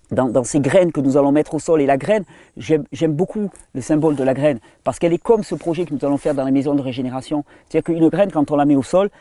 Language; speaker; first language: French; native; French